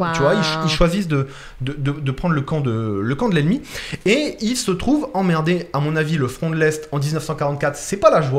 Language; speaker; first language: French; native; French